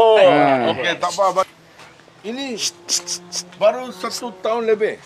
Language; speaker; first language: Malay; non-native, local second language; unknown